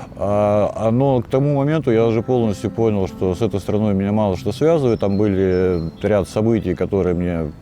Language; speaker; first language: Russian; native; Russian